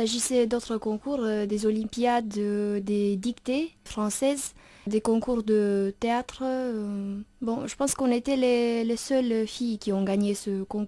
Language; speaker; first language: French; non-native, fluent; Romanian